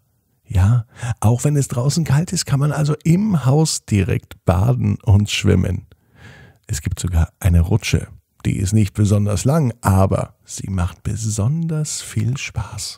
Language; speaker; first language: German; native; German